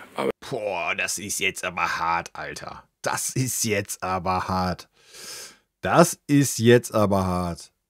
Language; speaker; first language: German; native; German